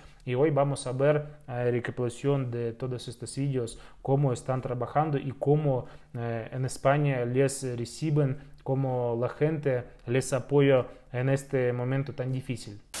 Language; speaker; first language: Spanish; non-native, fluent; Russian